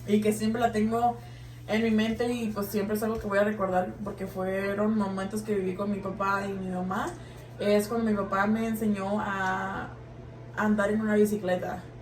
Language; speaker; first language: Spanish; early bilingual, heritage; Spanish